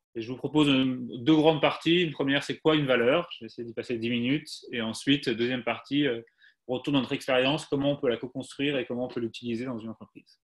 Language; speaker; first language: French; native; French